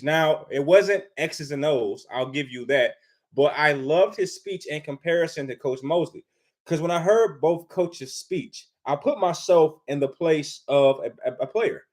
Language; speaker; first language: English; native; English